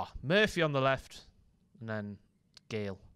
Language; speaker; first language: English; native; English